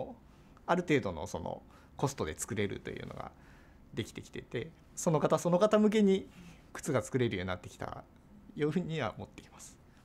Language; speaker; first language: Japanese; native; Japanese